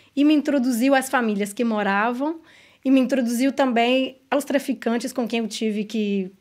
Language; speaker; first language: Portuguese; non-native, fluent; English